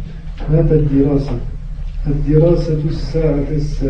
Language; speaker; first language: Arabic; non-native, learner; French